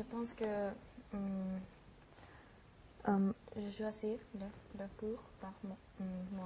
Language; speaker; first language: French; non-native, learner; Finnish